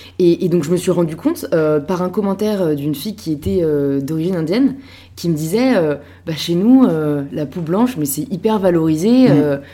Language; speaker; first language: French; native; French